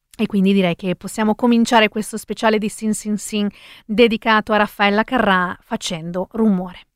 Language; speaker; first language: Italian; early bilingual, other home language; Spanish